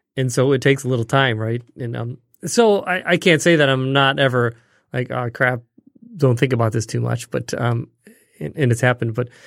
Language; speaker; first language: English; native; English